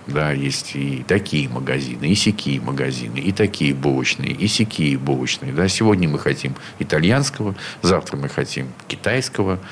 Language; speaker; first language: Russian; native; Russian